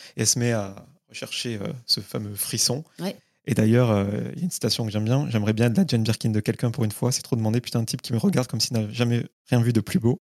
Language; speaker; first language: French; native; French